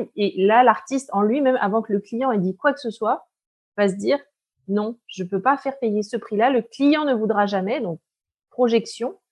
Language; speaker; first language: French; native; French